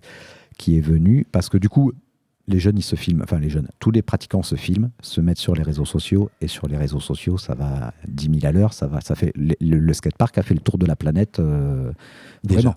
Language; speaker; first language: French; native; French